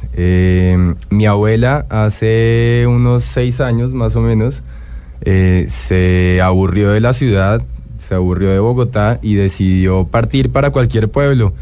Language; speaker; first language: Spanish; native; Spanish